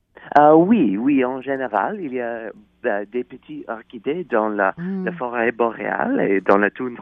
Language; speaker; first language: French; non-native, learner; English